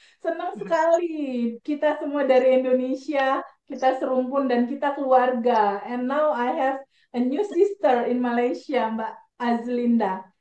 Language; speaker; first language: Indonesian; native; Indonesian